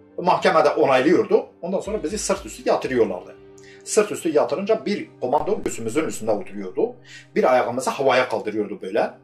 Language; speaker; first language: Turkish; non-native, local second language; Kurdish